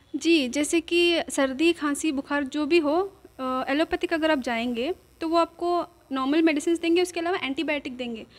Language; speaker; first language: Hindi; non-native, local second language; Urdu